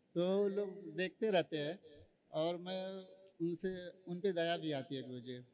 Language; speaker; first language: Hindi; native; Hindi